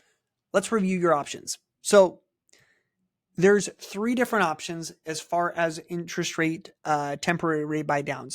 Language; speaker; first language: English; native; English